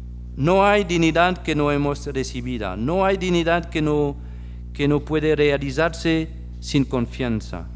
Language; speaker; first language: Spanish; non-native, fluent; French